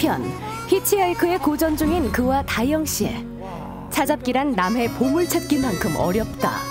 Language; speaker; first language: Korean; native; Korean